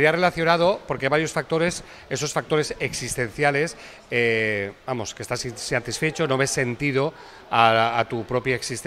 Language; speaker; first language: Spanish; non-native, local second language; Catalan